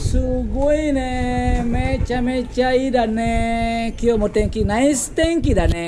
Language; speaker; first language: Japanese; non-native, fluent; Indonesian